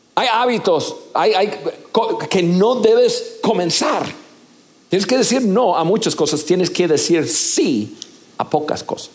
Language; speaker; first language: Spanish; non-native, fluent; English